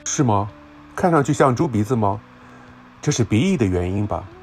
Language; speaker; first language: Chinese; native; Chinese